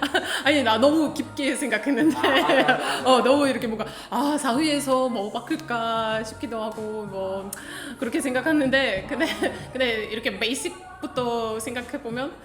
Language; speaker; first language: Korean; non-native, fluent; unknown